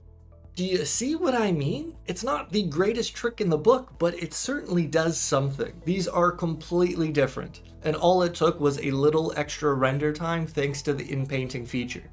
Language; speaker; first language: English; native; English